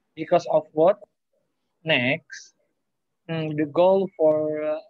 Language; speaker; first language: English; non-native, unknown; Indonesian